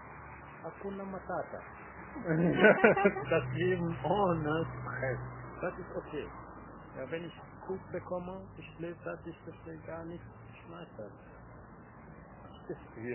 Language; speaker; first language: German; non-native, learner; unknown